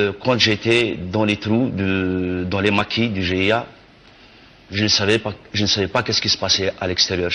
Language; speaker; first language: French; non-native, local second language; Kabyle